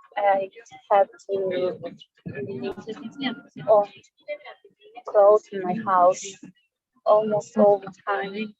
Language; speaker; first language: English; non-native, learner; Spanish